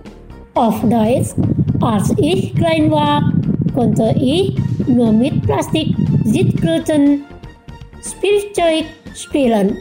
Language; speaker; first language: German; non-native, fluent; Indonesian